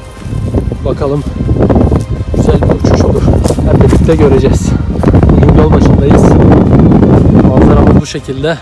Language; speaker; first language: Turkish; native; Turkish